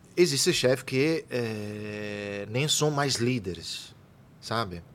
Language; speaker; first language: Portuguese; non-native, fluent; Italian